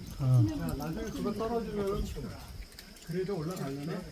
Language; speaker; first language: Korean; native; Korean